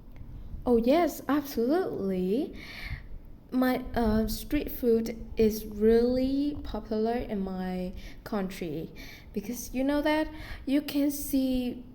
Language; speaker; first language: English; non-native, learner; Vietnamese